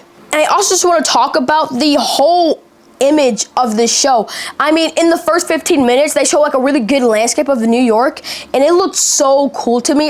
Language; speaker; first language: English; native; English